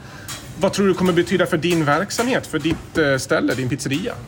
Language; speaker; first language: Swedish; native; Swedish